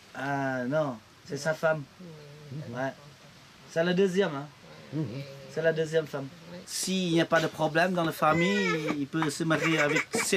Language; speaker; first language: French; non-native, local second language; Lao